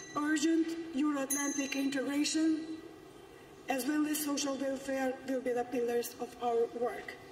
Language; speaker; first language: English; non-native, fluent; Macedonian